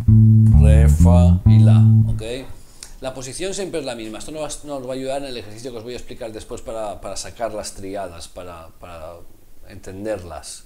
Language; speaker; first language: Spanish; native; Spanish